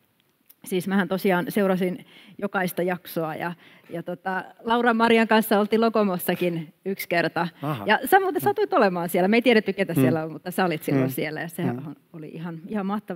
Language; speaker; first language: Finnish; native; Finnish